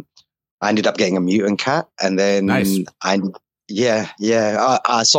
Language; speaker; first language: English; native; English